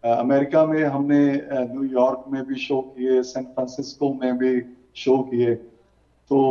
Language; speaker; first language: Hindi; native; Hindi